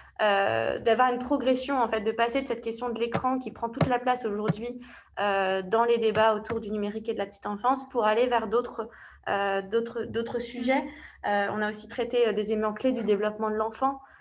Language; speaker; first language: French; native; French